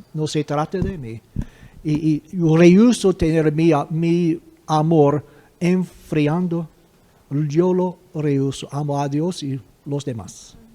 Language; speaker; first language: Spanish; non-native, fluent; English